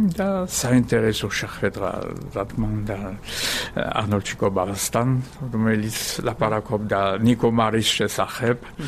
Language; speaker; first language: Georgian; non-native, fluent; Spanish